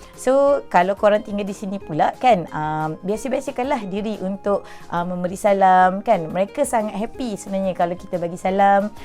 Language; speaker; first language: Malay; native; Malay